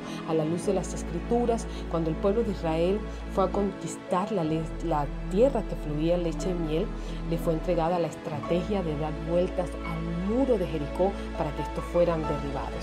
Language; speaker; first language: Spanish; native; Spanish